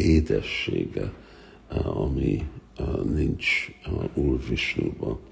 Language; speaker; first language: Hungarian; early bilingual, heritage; Hungarian